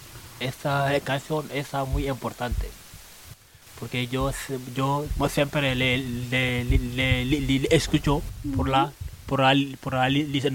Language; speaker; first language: Spanish; non-native, learner; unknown